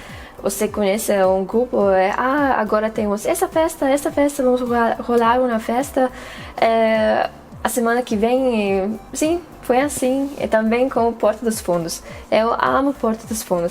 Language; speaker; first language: Portuguese; non-native, fluent; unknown